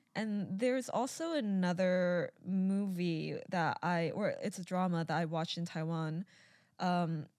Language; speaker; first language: English; early bilingual, other home language; Chinese